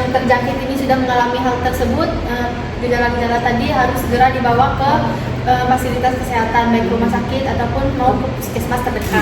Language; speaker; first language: Indonesian; native; Indonesian